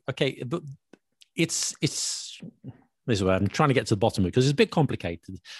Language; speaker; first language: English; native; English